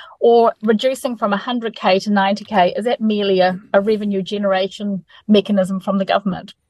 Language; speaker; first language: English; native; English